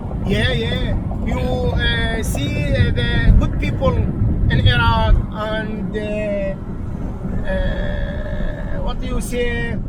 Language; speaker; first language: English; non-native, learner; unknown